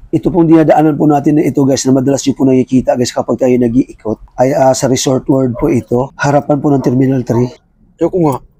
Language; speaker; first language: Filipino; non-native, local second language; Cebuano